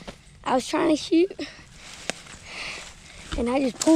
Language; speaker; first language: English; native; English